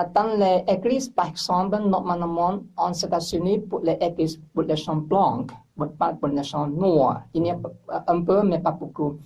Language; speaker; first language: French; non-native, learner; English